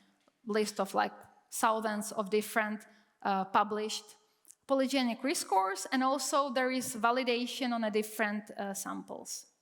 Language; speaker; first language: English; non-native, fluent; Czech